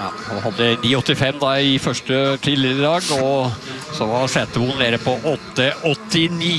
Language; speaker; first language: Norwegian; native; Norwegian